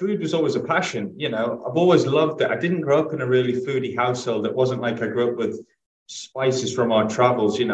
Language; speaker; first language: English; native; English